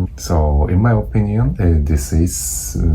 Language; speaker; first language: English; non-native, learner; Japanese